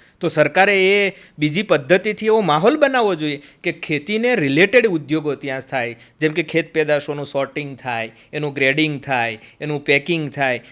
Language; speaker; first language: Gujarati; native; Gujarati